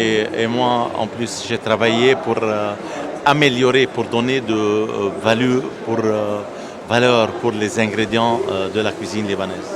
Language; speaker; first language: French; non-native, local second language; Arabic